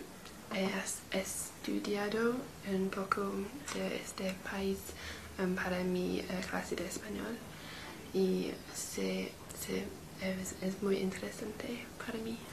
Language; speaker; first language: Spanish; non-native, learner; English